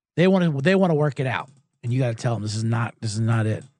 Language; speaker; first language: English; native; English